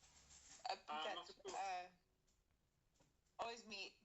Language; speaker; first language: French; non-native, learner; English